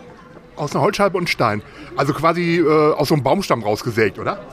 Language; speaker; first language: German; native; German